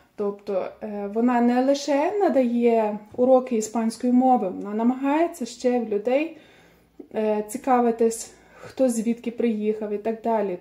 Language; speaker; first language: Ukrainian; native; Ukrainian